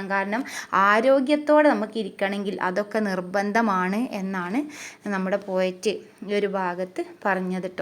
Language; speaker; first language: Malayalam; native; Malayalam